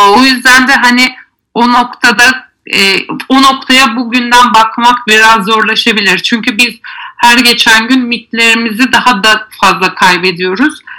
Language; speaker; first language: Turkish; native; Turkish